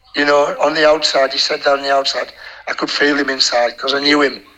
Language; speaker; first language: English; native; English